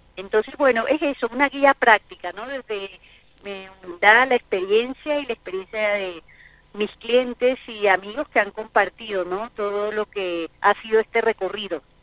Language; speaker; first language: Spanish; native; Spanish